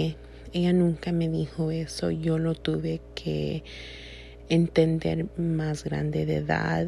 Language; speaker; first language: Spanish; early bilingual, heritage; Spanish